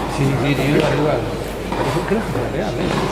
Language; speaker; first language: Spanish; native; Spanish